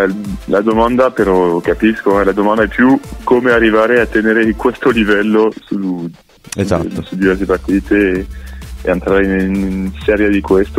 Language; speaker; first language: Italian; non-native, fluent; French